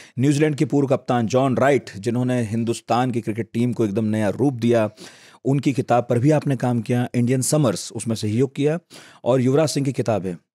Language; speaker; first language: Hindi; native; Hindi